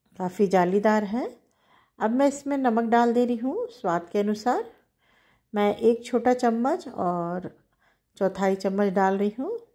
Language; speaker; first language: Hindi; native; Hindi